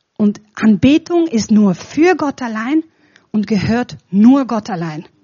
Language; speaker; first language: German; non-native, fluent; Romanian